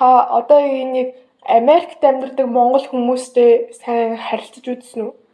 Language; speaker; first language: Mongolian; early bilingual, heritage; Mongolian